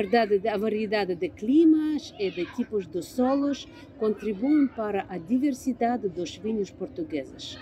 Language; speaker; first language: Portuguese; non-native, learner; English